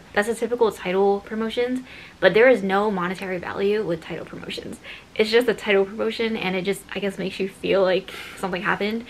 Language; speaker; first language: English; native; English